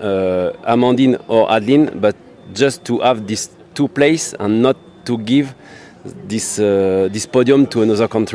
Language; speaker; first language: English; non-native, learner; French